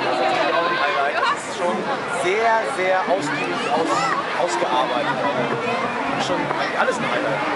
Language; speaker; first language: German; native; German